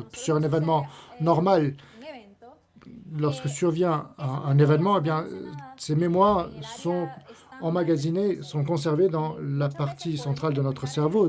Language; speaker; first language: French; native; French